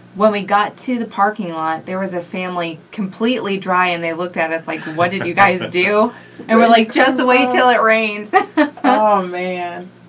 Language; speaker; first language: English; native; English